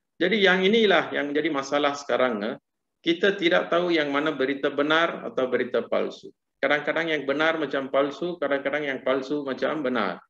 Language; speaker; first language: Malay; non-native, local second language; Tamil